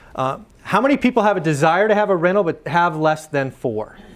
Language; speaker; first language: English; native; English